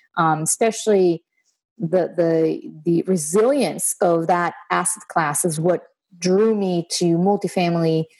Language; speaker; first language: English; non-native, fluent; Hebrew